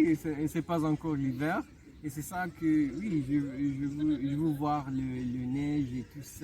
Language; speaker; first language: French; non-native, fluent; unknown